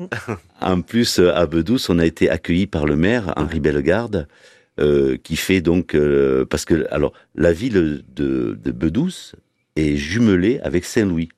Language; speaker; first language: French; native; French